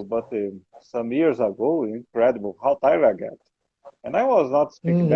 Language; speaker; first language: English; non-native, learner; Portuguese